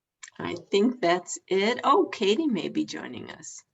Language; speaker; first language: English; native; English